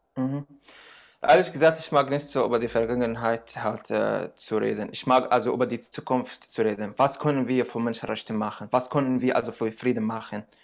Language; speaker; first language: German; non-native, fluent; Arabic